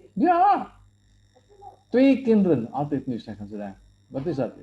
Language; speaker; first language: Dutch; non-native, fluent; Indonesian